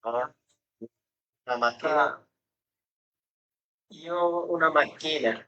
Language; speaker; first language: Italian; non-native, learner; Bangla